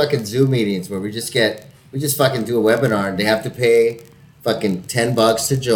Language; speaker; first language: English; non-native, fluent; Spanish